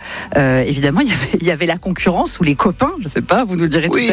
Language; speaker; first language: French; native; French